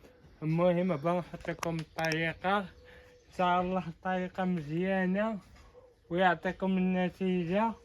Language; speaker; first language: Arabic; native; Arabic